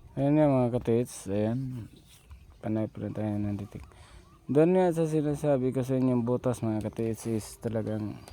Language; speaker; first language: Filipino; non-native, local second language; Bikol